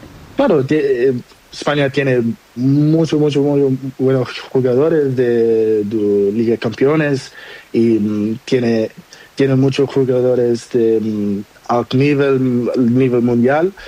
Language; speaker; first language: Spanish; non-native, learner; Portuguese